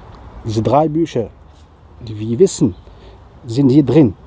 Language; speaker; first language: German; non-native, fluent; Riffian